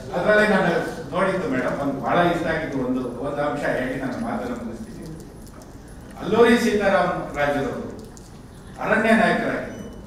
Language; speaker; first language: Kannada; native; Kannada